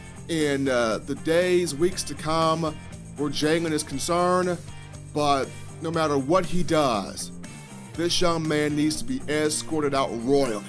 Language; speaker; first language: English; native; English